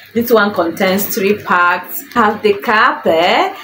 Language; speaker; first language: English; non-native, local second language; Igbo